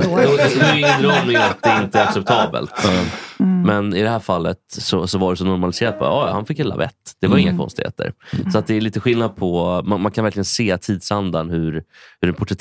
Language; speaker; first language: Swedish; native; Swedish